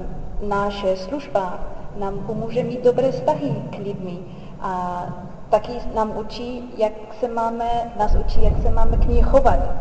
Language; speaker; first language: Czech; non-native, fluent; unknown